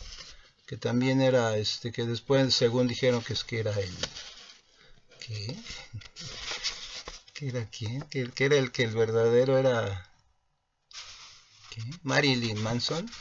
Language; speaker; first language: Spanish; native; Spanish